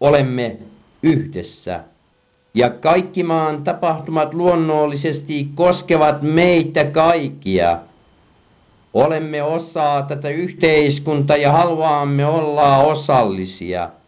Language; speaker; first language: Finnish; non-native, fluent; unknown